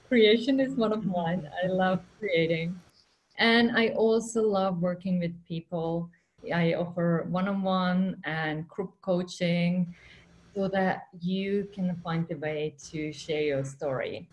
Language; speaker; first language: English; non-native, fluent; Finnish